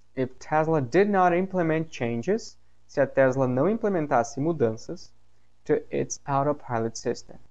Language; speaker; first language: Portuguese; native; Portuguese